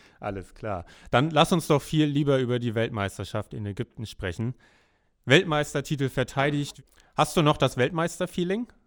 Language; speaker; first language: German; native; German